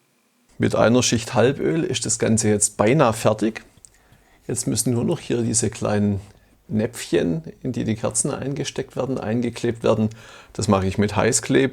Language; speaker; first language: German; native; German